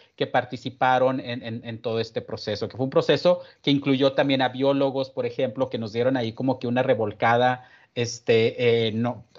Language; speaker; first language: Spanish; native; Spanish